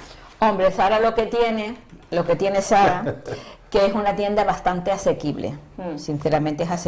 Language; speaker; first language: Spanish; native; Spanish